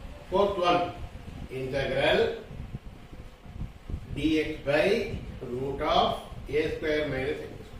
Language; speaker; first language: English; non-native, local second language; Tamil